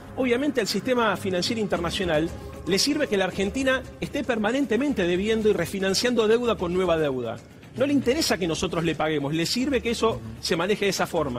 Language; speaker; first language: Spanish; native; Spanish